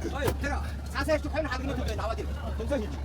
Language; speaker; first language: Korean; non-native, learner; Mongolian